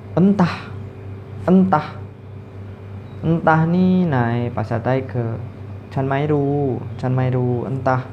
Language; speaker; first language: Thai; non-native, fluent; Indonesian